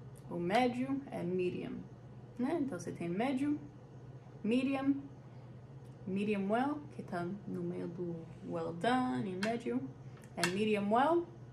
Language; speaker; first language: Portuguese; non-native, fluent; English